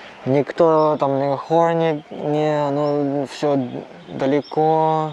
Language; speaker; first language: Russian; non-native, learner; Cantonese